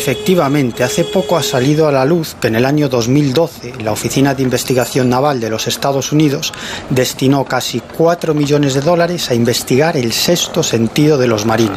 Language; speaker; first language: Spanish; native; Spanish